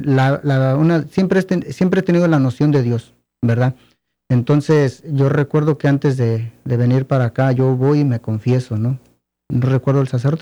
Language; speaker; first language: Spanish; native; Spanish